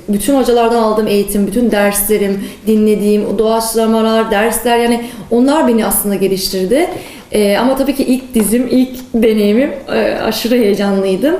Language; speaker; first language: Turkish; early bilingual, heritage; Turkish